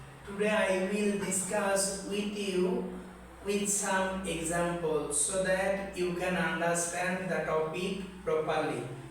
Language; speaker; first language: English; non-native, local second language; Bangla